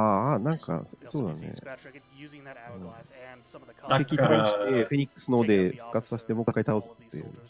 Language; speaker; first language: Japanese; native; Japanese